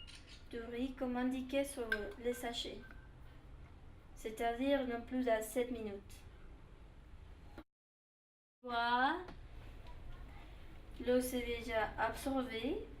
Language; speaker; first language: French; non-native, learner; Spanish